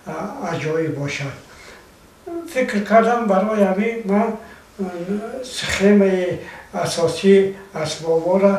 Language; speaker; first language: Persian; non-native, local second language; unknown